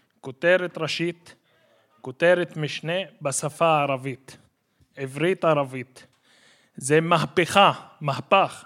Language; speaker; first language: Hebrew; non-native, local second language; Arabic